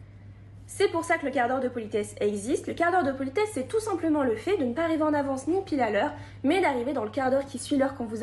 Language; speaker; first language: French; native; French